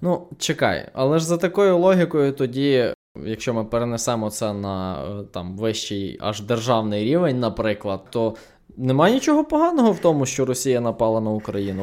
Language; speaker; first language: Ukrainian; native; Ukrainian